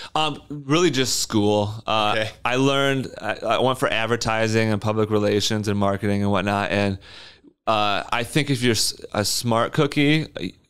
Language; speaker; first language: English; native; English